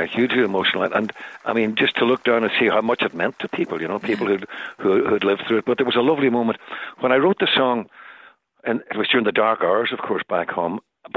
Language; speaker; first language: English; native; English